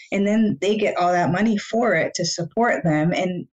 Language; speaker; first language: English; native; English